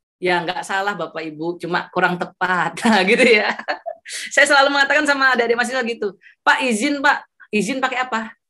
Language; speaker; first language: Indonesian; non-native, local second language; Javanese